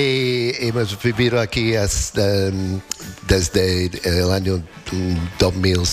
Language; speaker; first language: Spanish; non-native, learner; English